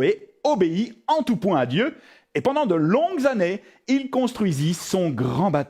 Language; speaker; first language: French; native; French